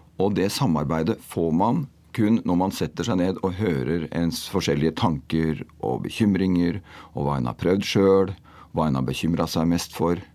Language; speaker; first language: Norwegian; native; Norwegian